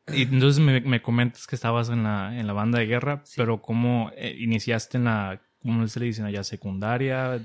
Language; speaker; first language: Spanish; native; Spanish